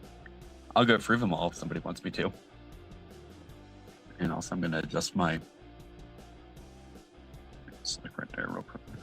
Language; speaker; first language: English; native; English